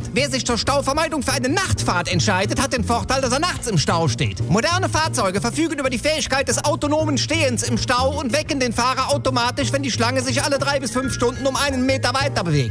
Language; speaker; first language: German; native; German